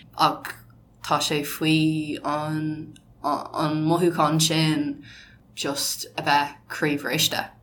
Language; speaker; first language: Irish; non-native, local second language; English